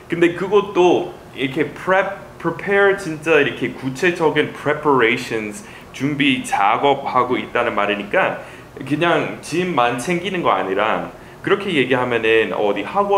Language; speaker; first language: Korean; non-native, fluent; English